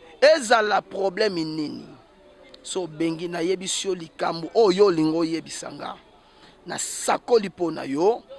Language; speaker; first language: Lingala; native; Lingala